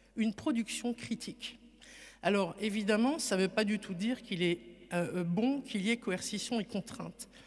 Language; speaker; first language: French; native; French